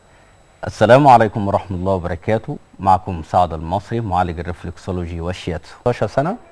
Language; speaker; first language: Arabic; native; Arabic